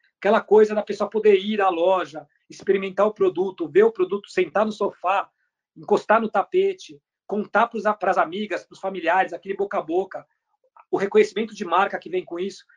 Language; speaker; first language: Portuguese; early bilingual, other home language; Spanish